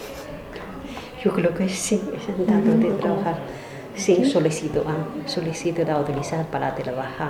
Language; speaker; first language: Spanish; non-native, learner; Chinese